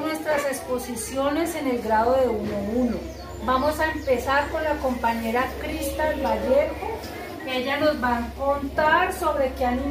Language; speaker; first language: Spanish; native; Spanish